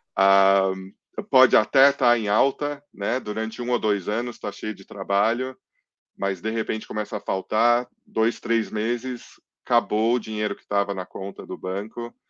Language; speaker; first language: Portuguese; early bilingual, other home language; English